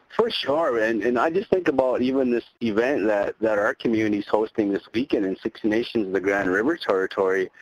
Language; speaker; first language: English; native; English